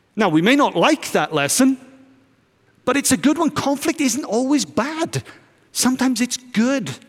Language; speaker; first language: English; native; English